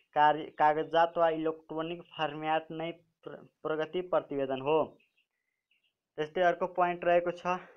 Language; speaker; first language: Nepali; non-native, local second language; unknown